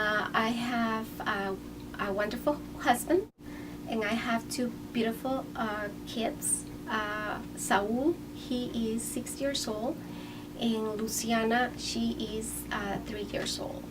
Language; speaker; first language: English; non-native, fluent; Spanish